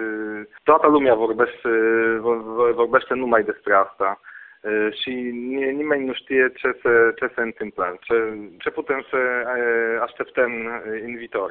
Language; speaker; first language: Romanian; non-native, fluent; Polish